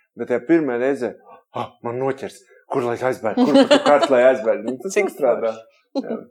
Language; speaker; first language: Latvian; native; Latvian